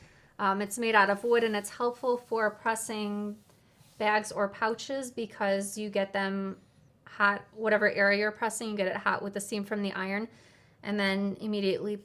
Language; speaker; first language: English; native; English